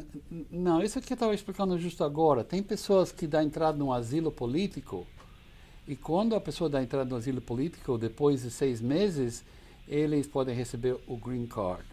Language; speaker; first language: Portuguese; non-native, fluent; English